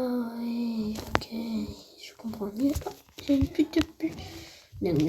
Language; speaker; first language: French; native; French